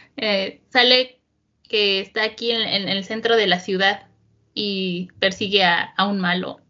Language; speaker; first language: Spanish; native; Spanish